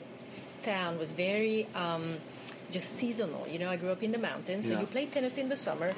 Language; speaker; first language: English; non-native, fluent; Hungarian